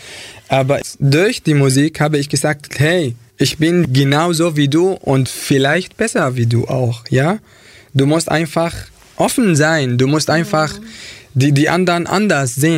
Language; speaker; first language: German; non-native, fluent; Arabic